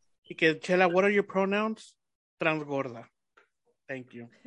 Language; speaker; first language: English; early bilingual, other home language; Spanish